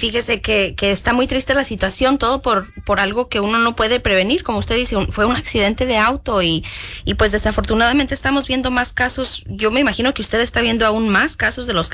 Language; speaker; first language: Spanish; early bilingual, heritage; Spanish